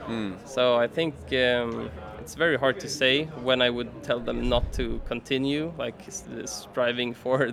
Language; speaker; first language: English; non-native, fluent; Swedish